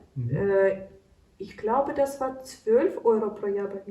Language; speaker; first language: German; non-native, learner; Ukrainian